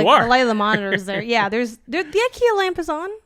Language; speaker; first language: English; native; English